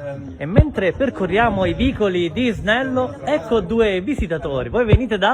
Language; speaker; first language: Italian; native; Italian